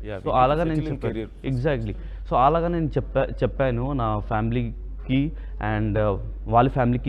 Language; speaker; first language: Telugu; non-native, local second language; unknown